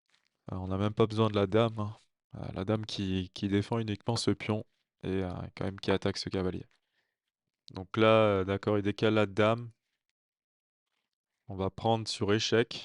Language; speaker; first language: French; native; French